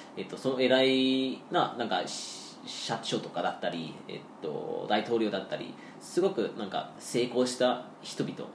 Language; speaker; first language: Japanese; non-native, fluent; English